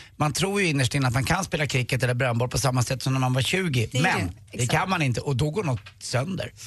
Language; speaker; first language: Swedish; native; Swedish